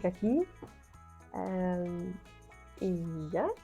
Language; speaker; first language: Catalan; non-native, fluent; Spanish